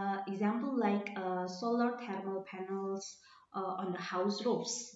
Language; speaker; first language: English; non-native, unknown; Indonesian